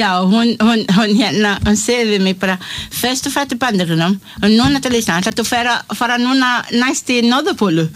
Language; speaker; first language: Icelandic; non-native, learner; Malay